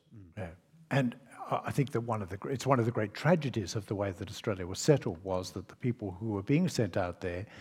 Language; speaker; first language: English; native; English